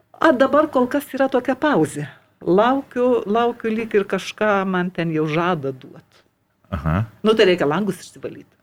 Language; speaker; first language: Lithuanian; native; Lithuanian